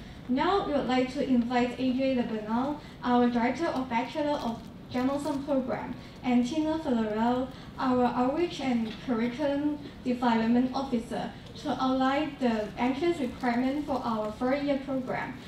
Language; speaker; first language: English; non-native, local second language; Cantonese